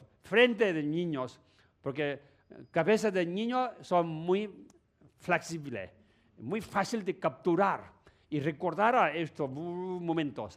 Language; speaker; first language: Spanish; non-native, learner; Tibetan